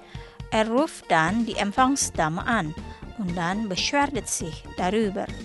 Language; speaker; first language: German; non-native, fluent; Indonesian